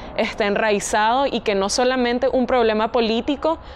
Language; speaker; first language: Spanish; native; Spanish